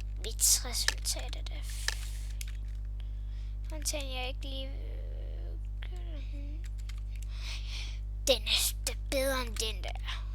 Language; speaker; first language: Danish; native; Danish